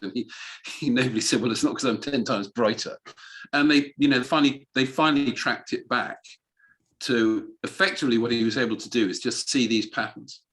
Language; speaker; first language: English; native; English